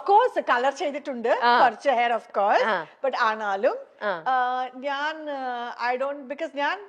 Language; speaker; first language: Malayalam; non-native, local second language; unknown